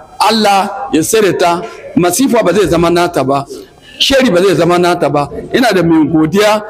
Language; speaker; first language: Hausa; native; Hausa